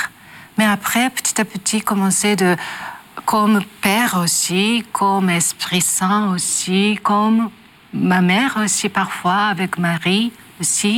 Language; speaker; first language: French; non-native, learner; Japanese